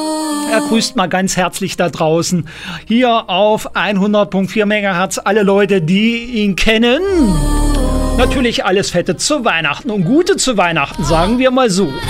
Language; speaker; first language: German; native; German